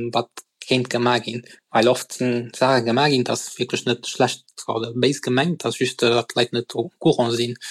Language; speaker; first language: Luxembourgish; non-native, fluent; French